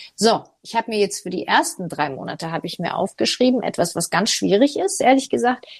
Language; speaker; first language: German; native; German